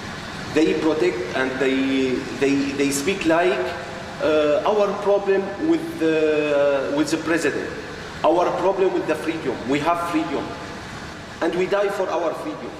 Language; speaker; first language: English; non-native, learner; Arabic